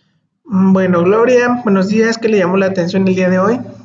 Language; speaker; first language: Spanish; native; Spanish